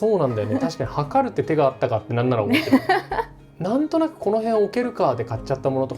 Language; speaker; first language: Japanese; native; Japanese